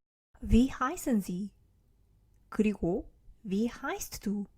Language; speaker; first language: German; non-native, learner; Korean